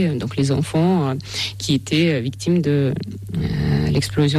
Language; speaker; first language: French; non-native, fluent; Russian